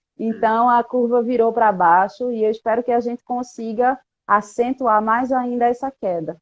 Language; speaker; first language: Portuguese; native; Portuguese